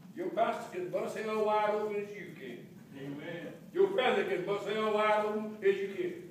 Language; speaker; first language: English; native; English